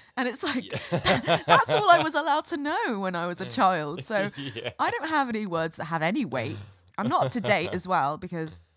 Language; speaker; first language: English; native; English